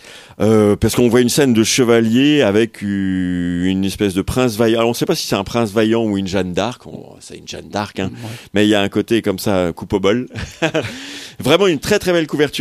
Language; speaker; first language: French; native; French